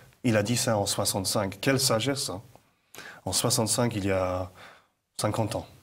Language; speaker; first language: French; non-native, fluent; English